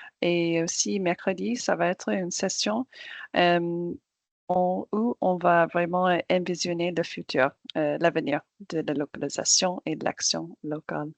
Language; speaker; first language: French; non-native, fluent; English